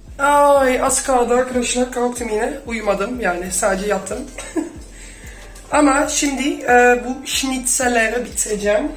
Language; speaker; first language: Turkish; early bilingual, heritage; Turkish